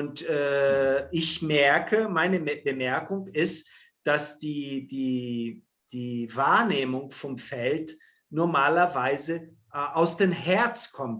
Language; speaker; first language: German; non-native, fluent; Portuguese